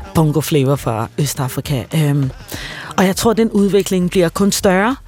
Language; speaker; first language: Danish; non-native, fluent; Swahili